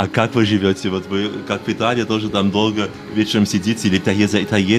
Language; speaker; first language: Russian; non-native, fluent; German